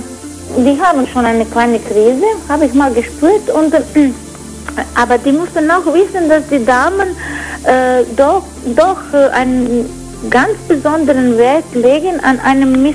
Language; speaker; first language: German; non-native, fluent; Croatian